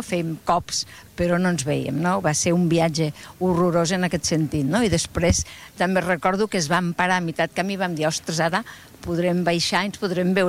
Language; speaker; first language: Catalan; native; Catalan